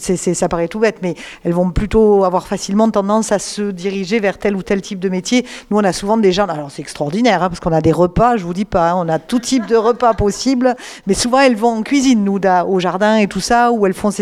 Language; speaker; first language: French; native; French